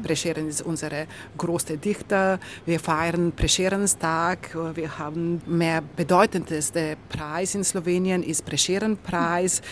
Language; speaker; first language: German; non-native, learner; Slovenian